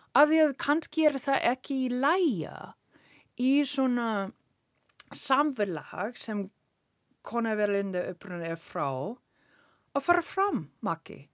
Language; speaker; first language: Icelandic; non-native, learner; English